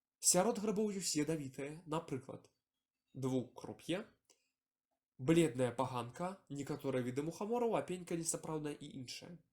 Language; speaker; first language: Belarusian; non-native, local second language; Russian